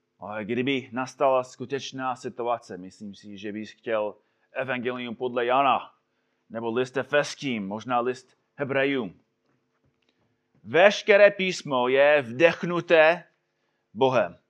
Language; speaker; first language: Czech; non-native, fluent; English